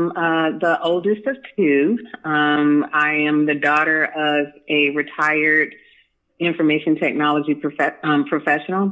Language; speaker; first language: English; native; English